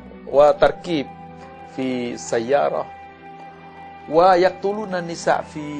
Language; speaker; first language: Arabic; non-native, learner; Malay